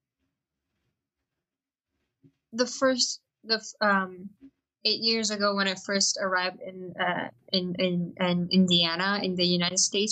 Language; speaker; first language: English; non-native, fluent; Chinese